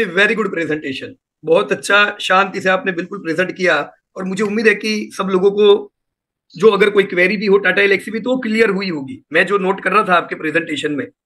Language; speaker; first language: Hindi; non-native, local second language; Gujarati